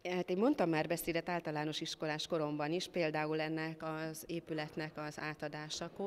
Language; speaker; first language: Hungarian; native; Hungarian